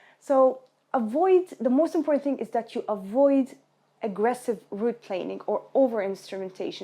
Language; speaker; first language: English; non-native, fluent; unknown